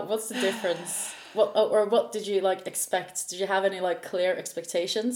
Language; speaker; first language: English; non-native, fluent; Norwegian